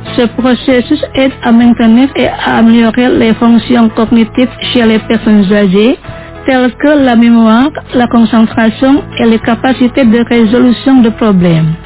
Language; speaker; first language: French; non-native, fluent; Indonesian